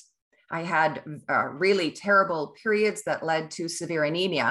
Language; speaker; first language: English; native; English